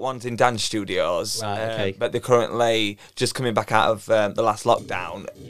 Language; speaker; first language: English; native; English